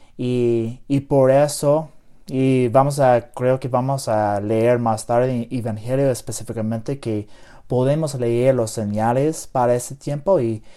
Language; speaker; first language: Spanish; non-native, learner; English